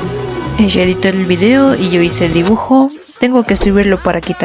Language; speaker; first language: Spanish; native; Spanish